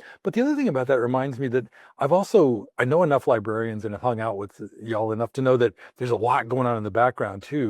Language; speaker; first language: English; native; English